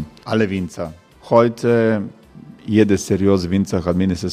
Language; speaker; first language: German; non-native, learner; Croatian